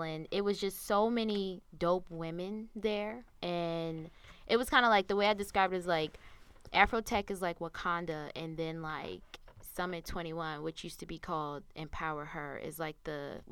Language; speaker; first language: English; native; English